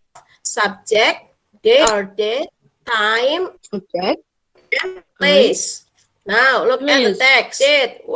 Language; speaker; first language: English; non-native, fluent; Indonesian